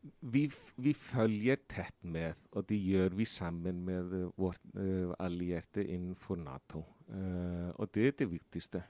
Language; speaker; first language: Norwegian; non-native, fluent; Icelandic